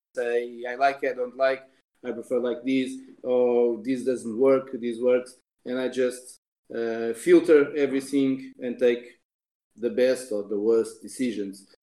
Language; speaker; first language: English; non-native, fluent; Portuguese